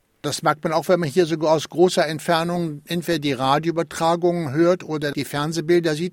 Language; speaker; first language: German; native; German